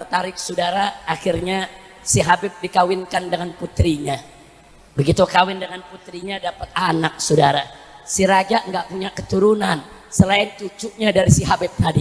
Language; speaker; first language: Indonesian; native; Indonesian